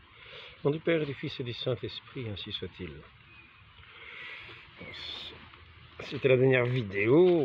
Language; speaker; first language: French; native; French